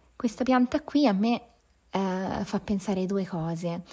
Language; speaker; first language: Italian; native; Italian